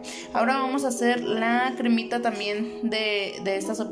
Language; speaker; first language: Spanish; native; Spanish